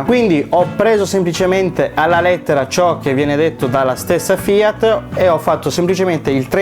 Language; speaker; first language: Italian; native; Italian